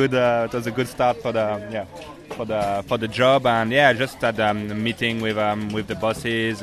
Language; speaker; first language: English; non-native, fluent; French